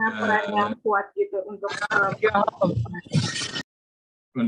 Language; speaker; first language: Indonesian; native; Indonesian